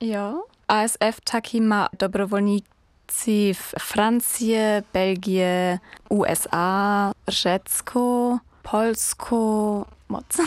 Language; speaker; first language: Czech; non-native, learner; German